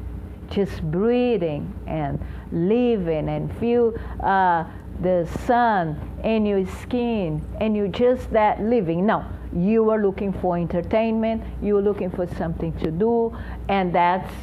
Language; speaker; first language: English; non-native, fluent; Portuguese